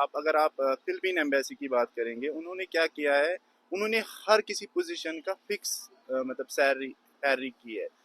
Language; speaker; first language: Hindi; non-native, local second language; Kashmiri